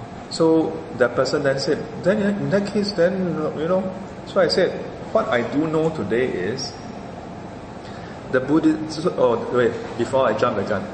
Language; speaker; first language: English; non-native, local second language; Chinese